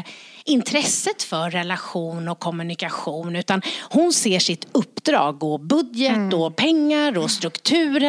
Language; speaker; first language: Swedish; native; Swedish